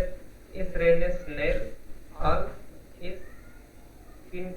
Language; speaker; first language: German; non-native, learner; Hindi